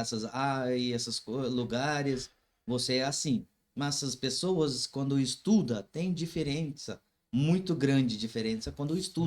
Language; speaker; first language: Portuguese; non-native, learner; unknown